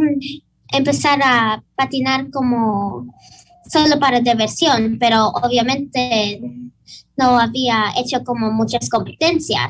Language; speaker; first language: Spanish; early bilingual, heritage; Spanish